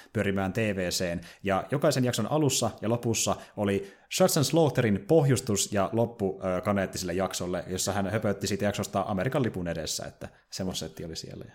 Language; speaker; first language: Finnish; native; Finnish